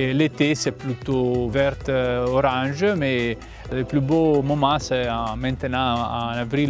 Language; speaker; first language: French; non-native, fluent; Italian